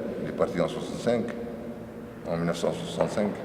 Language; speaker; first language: French; non-native, learner; Arabic